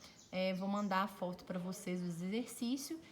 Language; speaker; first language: Portuguese; native; Portuguese